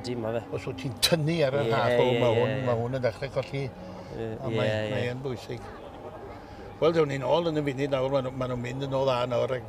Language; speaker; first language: Welsh; native; Welsh